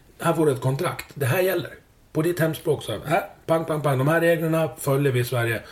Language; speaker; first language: Swedish; native; Swedish